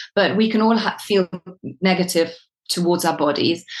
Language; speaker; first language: English; non-native, fluent; German